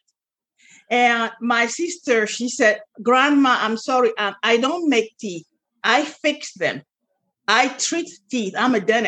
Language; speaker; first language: English; non-native, local second language; French